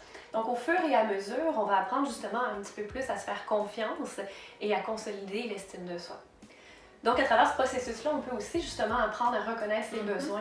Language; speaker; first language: French; native; French